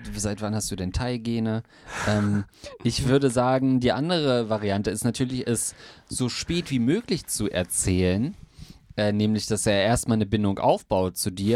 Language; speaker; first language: German; native; German